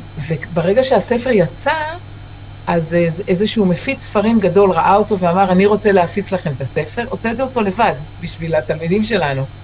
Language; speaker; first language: Hebrew; native; Hebrew